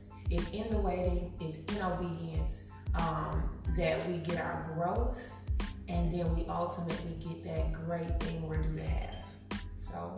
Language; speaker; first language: English; native; English